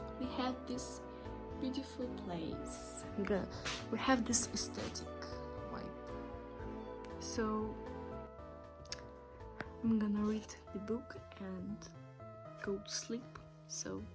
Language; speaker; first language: English; non-native, learner; Ukrainian